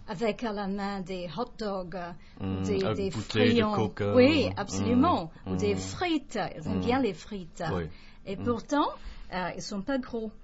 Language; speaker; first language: French; non-native, fluent; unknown